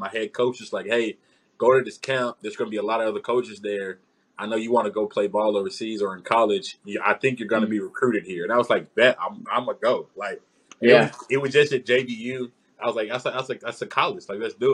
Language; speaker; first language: English; native; English